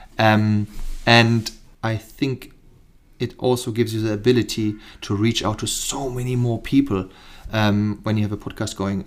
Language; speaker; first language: English; non-native, fluent; German